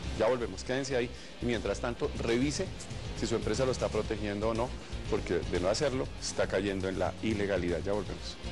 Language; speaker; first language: Spanish; native; Spanish